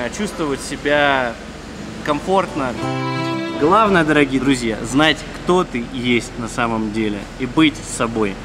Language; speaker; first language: Russian; native; Russian